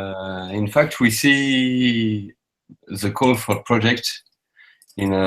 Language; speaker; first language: English; non-native, learner; French